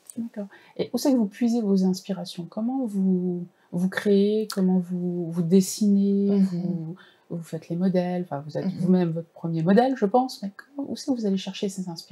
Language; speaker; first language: French; native; French